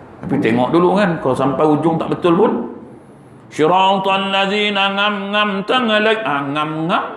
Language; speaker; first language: Malay; native; Malay